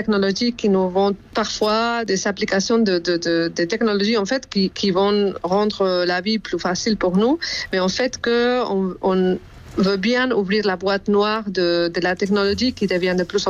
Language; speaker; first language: French; non-native, fluent; Spanish